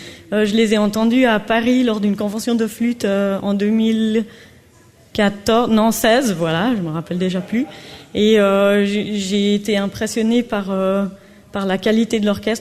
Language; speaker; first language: French; native; French